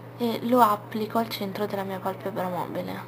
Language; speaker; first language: Italian; native; Italian